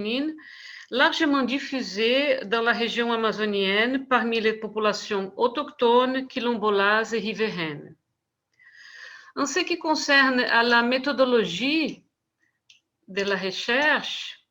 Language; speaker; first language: French; non-native, fluent; Portuguese